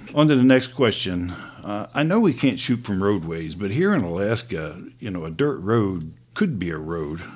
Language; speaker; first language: English; native; English